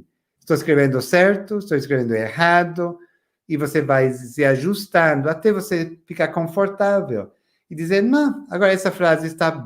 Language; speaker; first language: Portuguese; non-native, fluent; English